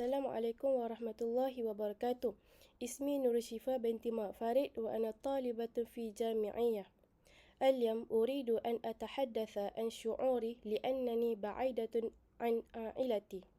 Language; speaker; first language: Arabic; non-native, learner; Malay